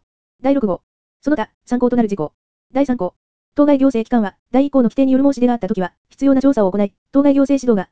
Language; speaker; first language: Japanese; native; Japanese